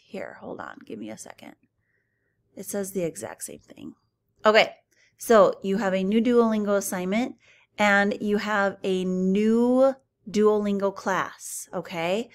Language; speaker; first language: English; native; English